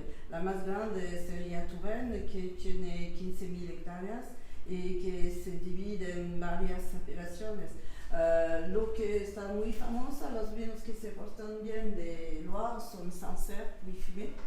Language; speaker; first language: Spanish; non-native, learner; French